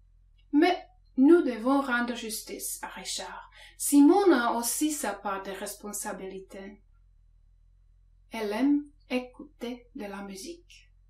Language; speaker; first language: French; non-native, fluent; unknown